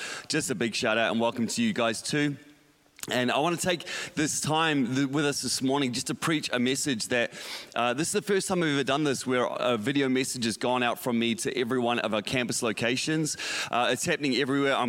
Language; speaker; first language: English; native; English